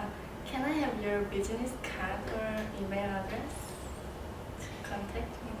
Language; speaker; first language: English; non-native, learner; Korean